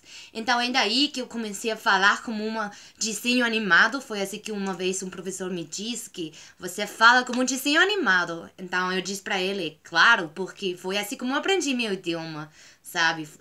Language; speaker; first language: Portuguese; non-native, fluent; Spanish